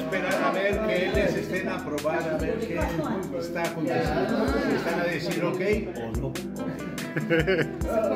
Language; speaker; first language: Portuguese; non-native, learner; Spanish